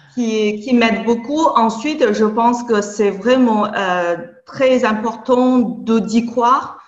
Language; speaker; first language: French; non-native, fluent; Chinese